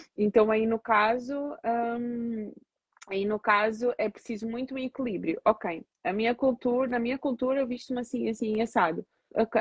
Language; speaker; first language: Portuguese; native; Portuguese